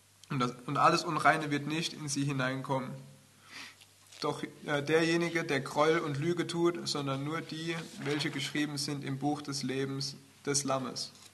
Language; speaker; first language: German; native; German